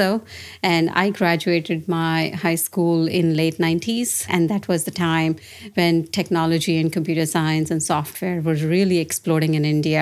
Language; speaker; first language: English; non-native, local second language; Telugu